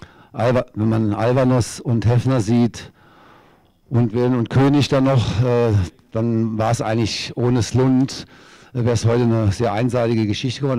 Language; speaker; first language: German; native; German